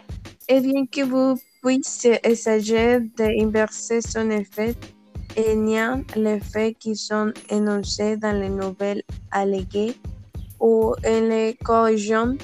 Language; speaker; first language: French; non-native, learner; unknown